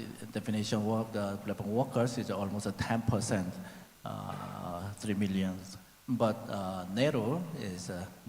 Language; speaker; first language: English; non-native, learner; Korean